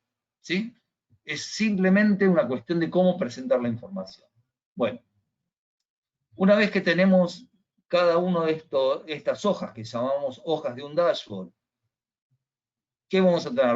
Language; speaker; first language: Spanish; native; Spanish